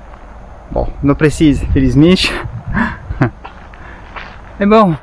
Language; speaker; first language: Portuguese; non-native, learner; French